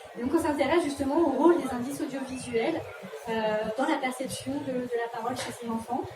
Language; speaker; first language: French; native; French